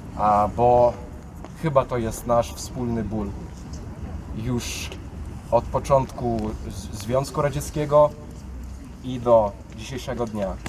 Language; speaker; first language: Polish; non-native, fluent; Ukrainian